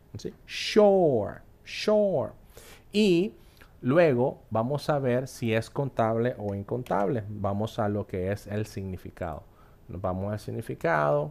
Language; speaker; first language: Spanish; native; Spanish